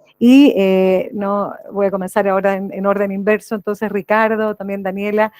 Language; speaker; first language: Spanish; native; Spanish